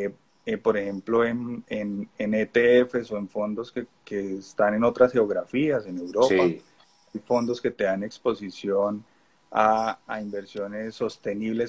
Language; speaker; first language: Spanish; native; Spanish